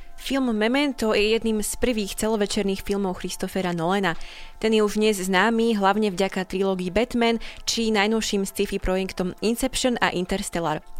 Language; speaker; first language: Slovak; native; Slovak